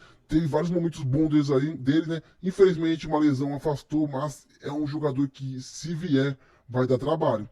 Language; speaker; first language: Portuguese; native; Portuguese